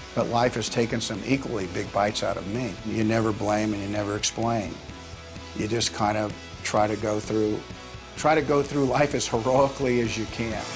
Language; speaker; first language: English; native; English